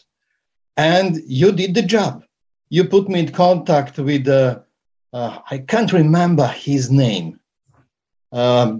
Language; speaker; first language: English; non-native, fluent; Serbian